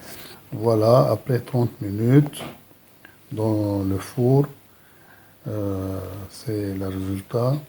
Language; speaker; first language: French; non-native, local second language; Arabic